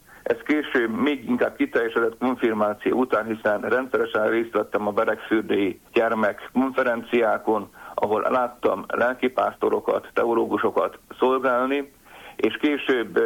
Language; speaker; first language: Hungarian; native; Hungarian